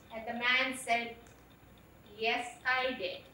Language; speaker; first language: English; non-native, local second language; Malayalam